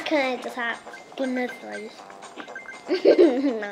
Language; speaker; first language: Welsh; native; Welsh